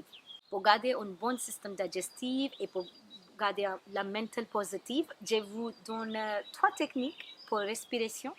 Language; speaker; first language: French; non-native, learner; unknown